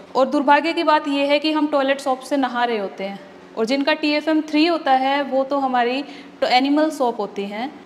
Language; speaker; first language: Hindi; native; Hindi